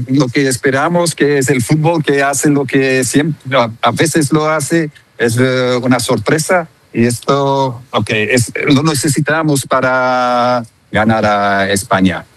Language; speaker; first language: Spanish; non-native, fluent; Dutch